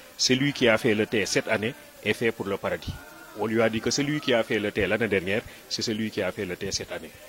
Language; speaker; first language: French; non-native, local second language; Wolof